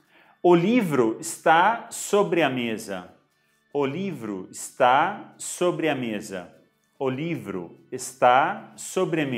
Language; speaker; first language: Portuguese; non-native, fluent; Arabic